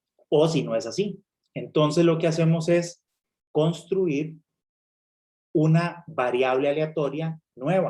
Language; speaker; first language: Spanish; native; Spanish